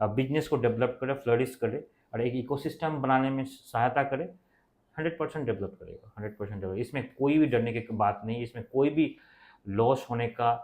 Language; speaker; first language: Hindi; non-native, local second language; Bangla